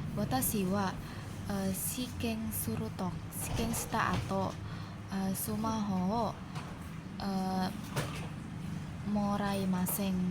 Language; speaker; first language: Japanese; non-native, learner; Indonesian